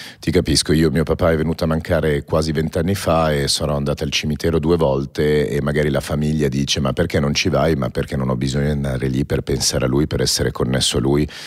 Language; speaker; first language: Italian; early bilingual, heritage; Italian